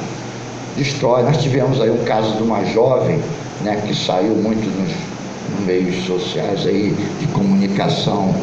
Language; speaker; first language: Portuguese; native; Portuguese